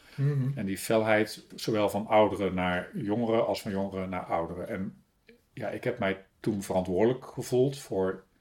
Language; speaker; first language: Dutch; native; Dutch